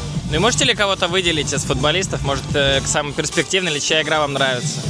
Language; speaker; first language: Russian; native; Russian